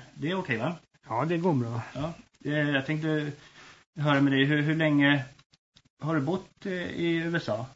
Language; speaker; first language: Swedish; native; Swedish